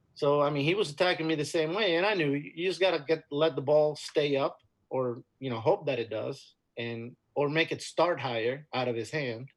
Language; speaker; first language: English; non-native, fluent; Spanish